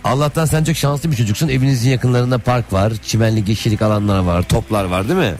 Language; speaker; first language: Turkish; native; Turkish